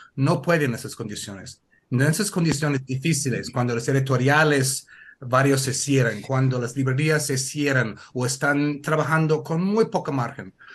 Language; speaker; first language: Spanish; non-native, fluent; English